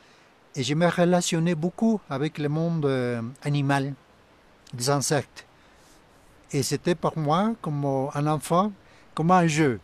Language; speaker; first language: French; non-native, fluent; Spanish